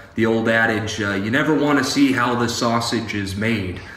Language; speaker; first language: English; native; English